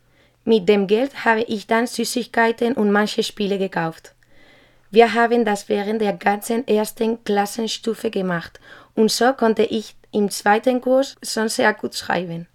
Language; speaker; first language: German; non-native, fluent; Spanish